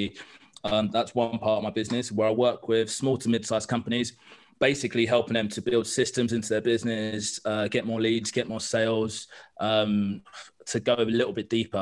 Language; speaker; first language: English; native; English